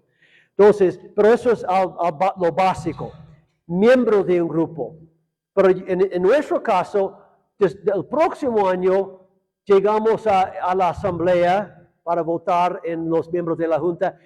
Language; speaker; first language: Spanish; non-native, fluent; English